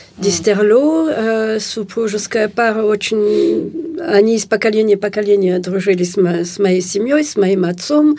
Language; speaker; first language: Russian; early bilingual, heritage; Russian